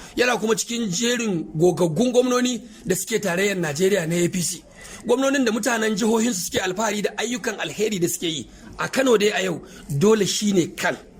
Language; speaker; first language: Hausa; native; Hausa